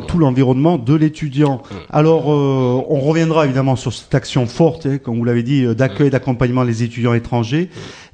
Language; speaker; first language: French; native; French